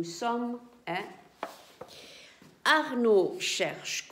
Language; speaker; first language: French; non-native, fluent; Dutch